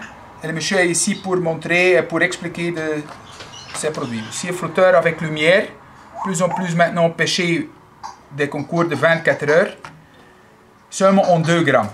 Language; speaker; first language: French; non-native, local second language; Dutch